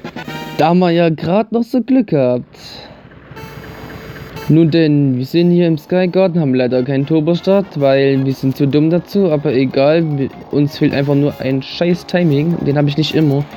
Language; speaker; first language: German; native; German